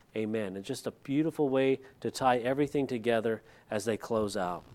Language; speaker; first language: English; early bilingual, other home language; Dutch